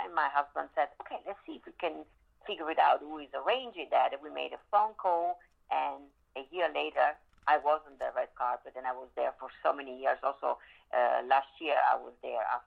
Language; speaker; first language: English; non-native, fluent; Italian